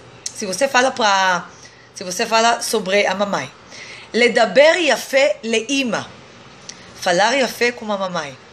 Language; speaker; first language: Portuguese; non-native, fluent; Hebrew